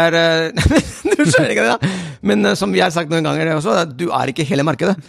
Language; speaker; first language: Norwegian; non-native, fluent; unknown